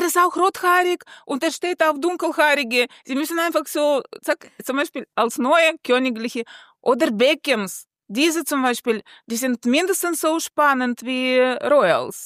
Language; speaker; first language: German; non-native, fluent; Russian